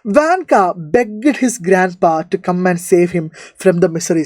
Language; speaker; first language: English; non-native, local second language; Malayalam